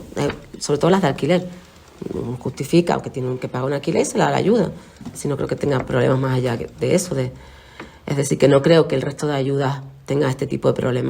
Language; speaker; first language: Spanish; native; Spanish